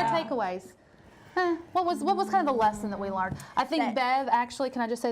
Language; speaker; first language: English; native; English